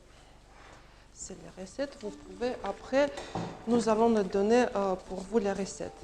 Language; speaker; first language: French; non-native, learner; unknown